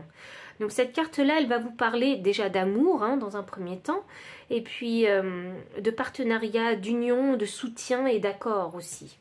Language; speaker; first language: French; native; French